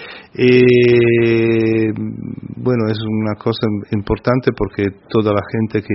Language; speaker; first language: Spanish; non-native, fluent; Italian